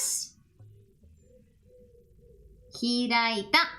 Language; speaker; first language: Japanese; non-native, learner; English